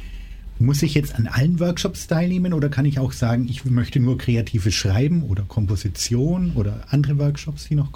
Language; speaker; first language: German; native; German